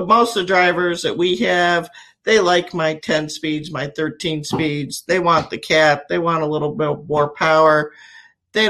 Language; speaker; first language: English; native; English